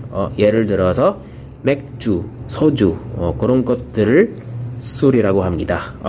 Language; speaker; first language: Korean; non-native, fluent; Filipino